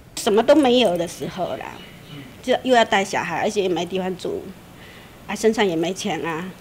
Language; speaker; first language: Chinese; native; Chinese